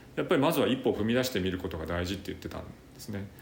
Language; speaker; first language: Japanese; native; Japanese